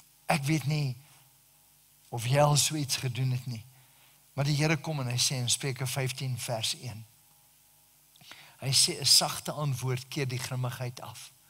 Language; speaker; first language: Afrikaans; native; Afrikaans